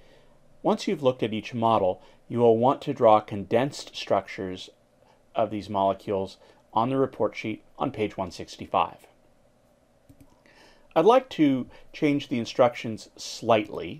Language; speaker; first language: English; native; English